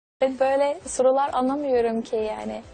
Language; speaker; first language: Turkish; non-native, learner; English